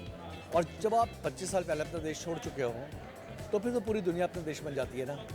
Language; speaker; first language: Hindi; native; Hindi